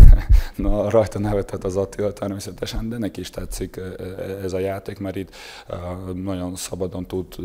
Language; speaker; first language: Hungarian; non-native, fluent; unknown